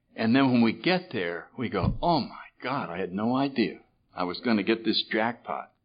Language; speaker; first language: English; native; English